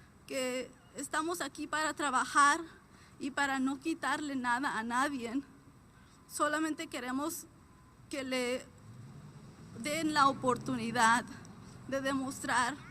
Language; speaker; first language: Spanish; early bilingual, heritage; Spanish